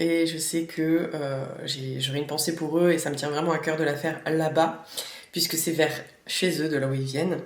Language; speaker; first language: French; native; French